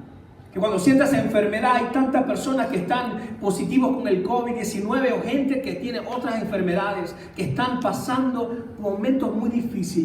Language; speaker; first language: Spanish; native; Spanish